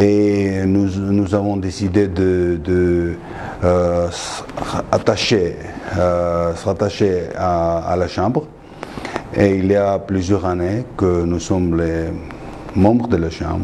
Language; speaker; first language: French; non-native, fluent; Georgian